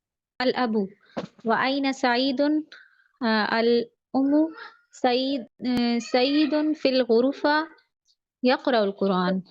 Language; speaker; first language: Arabic; non-native, learner; Urdu